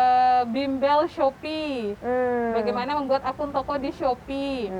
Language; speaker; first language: Indonesian; native; Indonesian